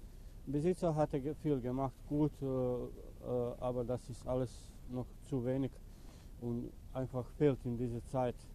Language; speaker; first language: German; non-native, learner; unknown